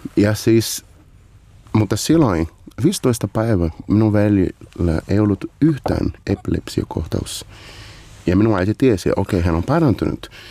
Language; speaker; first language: Finnish; non-native, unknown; Portuguese